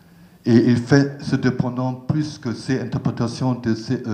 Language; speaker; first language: French; non-native, learner; German